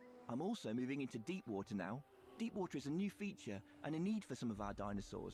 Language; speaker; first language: English; native; English